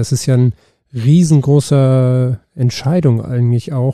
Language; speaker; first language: German; native; German